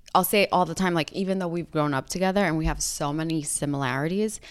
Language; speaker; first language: English; native; English